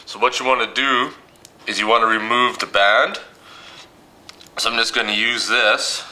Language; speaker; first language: English; native; English